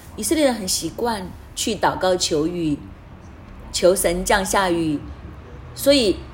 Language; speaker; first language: Chinese; non-native, fluent; Cantonese